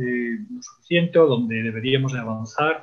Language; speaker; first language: Spanish; native; Spanish